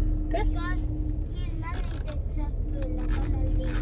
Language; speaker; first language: Swedish; early bilingual, other home language; Mongolian